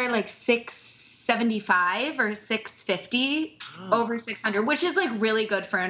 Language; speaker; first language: English; native; English